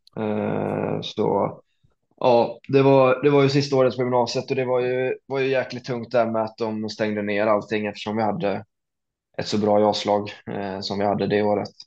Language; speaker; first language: Swedish; native; Swedish